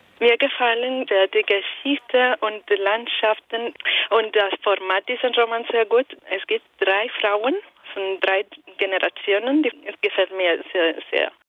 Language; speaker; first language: German; non-native, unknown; Italian